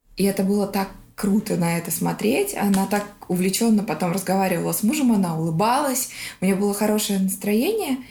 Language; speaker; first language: Russian; native; Russian